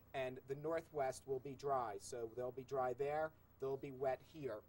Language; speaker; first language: English; native; English